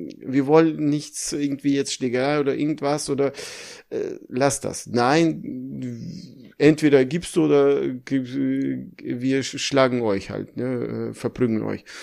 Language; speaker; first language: German; early bilingual, other home language; Russian